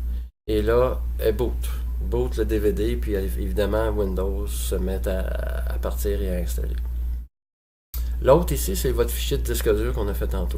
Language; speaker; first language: French; native; French